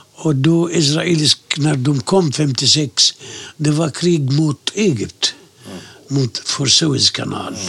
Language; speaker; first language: Swedish; non-native, fluent; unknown